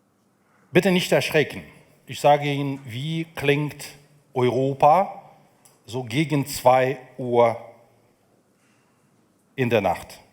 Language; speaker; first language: German; non-native, fluent; Ukrainian